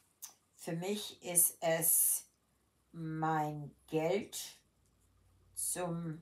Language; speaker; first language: German; early bilingual, heritage; German